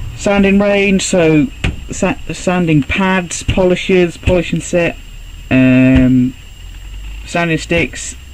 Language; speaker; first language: English; native; English